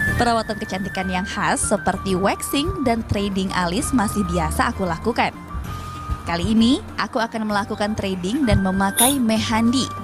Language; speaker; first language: Indonesian; native; Indonesian